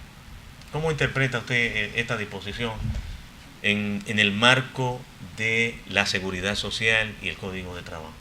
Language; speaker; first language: Spanish; native; Spanish